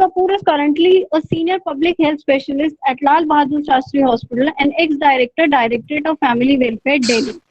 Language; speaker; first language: English; non-native, local second language; Hindi